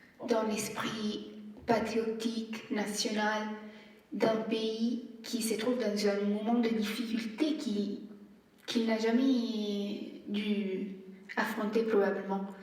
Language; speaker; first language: French; non-native, fluent; Italian